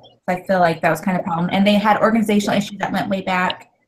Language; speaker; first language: English; native; English